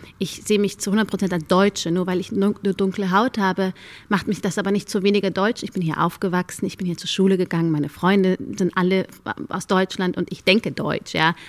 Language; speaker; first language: German; early bilingual, other home language; Amharic